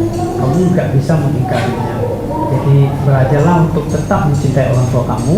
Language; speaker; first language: Indonesian; native; Indonesian